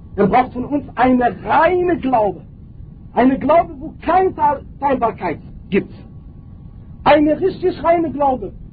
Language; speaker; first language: German; non-native, fluent; Arabic